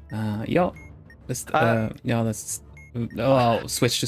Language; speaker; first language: Dutch; non-native, learner; Swedish